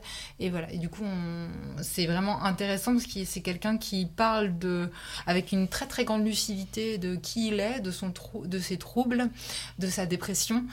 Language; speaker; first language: French; native; French